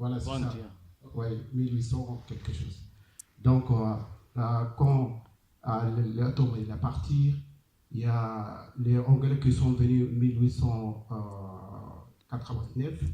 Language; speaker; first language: French; non-native, learner; Arabic